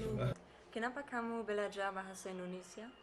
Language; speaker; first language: Indonesian; non-native, learner; German